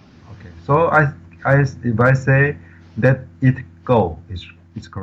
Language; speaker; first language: English; non-native, learner; Chinese